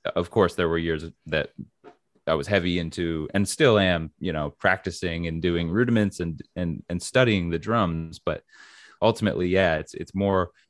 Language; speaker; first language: English; native; English